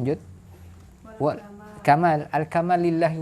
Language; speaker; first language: Arabic; non-native, fluent; Indonesian